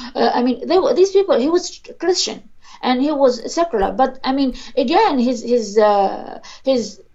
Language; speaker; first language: English; non-native, fluent; Arabic